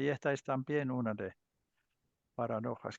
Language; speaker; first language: Spanish; non-native, learner; Finnish